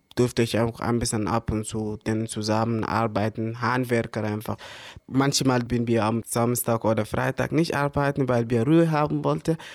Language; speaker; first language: German; early bilingual, other home language; Arabic